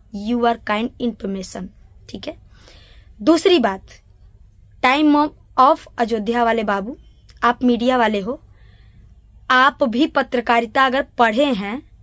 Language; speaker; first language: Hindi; native; Hindi